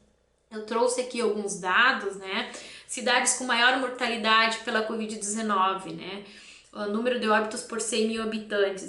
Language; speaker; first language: Portuguese; native; Portuguese